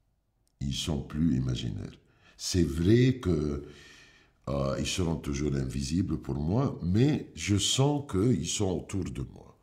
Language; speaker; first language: French; non-native, fluent; Arabic